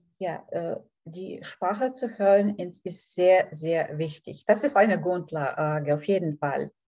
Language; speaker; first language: German; non-native, fluent; Lithuanian